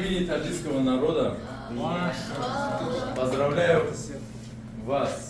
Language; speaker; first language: Russian; non-native, fluent; Tajik